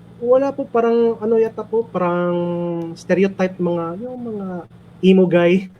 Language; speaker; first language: Filipino; non-native, local second language; Cebuano